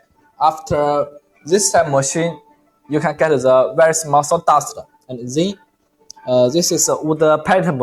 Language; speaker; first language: English; non-native, learner; Chinese